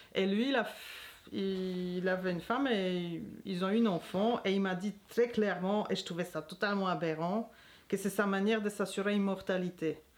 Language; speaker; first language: French; non-native, fluent; Polish